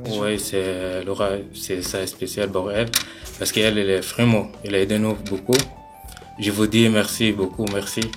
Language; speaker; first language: French; non-native, learner; Arabic